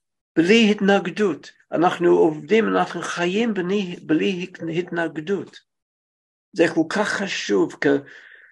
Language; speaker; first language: Hebrew; non-native, fluent; English